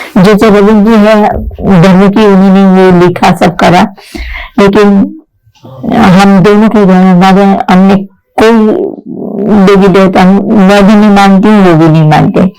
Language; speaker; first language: Hindi; non-native, local second language; Marathi